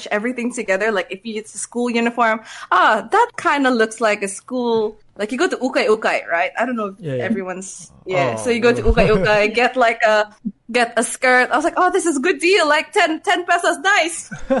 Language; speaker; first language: English; non-native, local second language; Cebuano